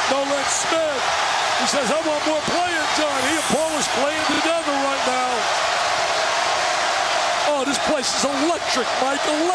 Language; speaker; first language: English; native; English